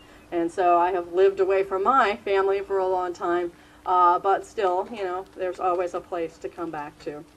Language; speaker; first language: English; native; English